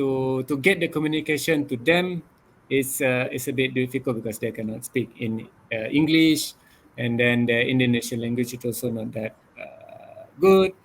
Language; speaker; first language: English; non-native, local second language; Malay